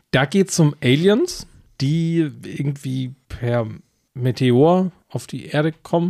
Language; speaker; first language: German; native; German